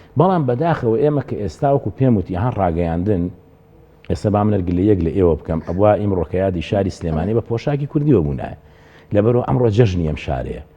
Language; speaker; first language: Central Kurdish; native; Central Kurdish